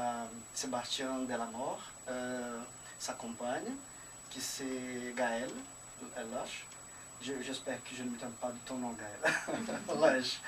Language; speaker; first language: French; non-native, fluent; Portuguese